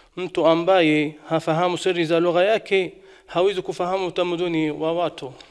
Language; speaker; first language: Swahili; non-native, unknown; Arabic